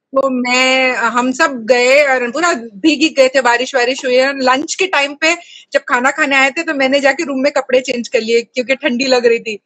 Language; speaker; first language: Hindi; native; Hindi